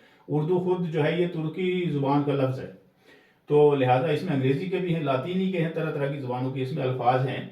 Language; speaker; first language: Urdu; native; Urdu